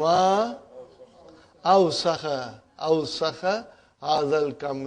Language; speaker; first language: Arabic; non-native, fluent; English